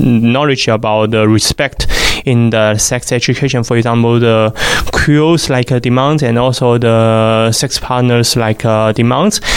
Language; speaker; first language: English; non-native, fluent; Chinese